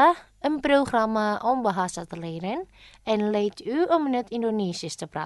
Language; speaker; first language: Dutch; non-native, fluent; Indonesian